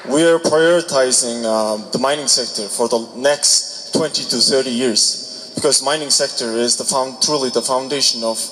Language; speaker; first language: English; non-native, fluent; Mongolian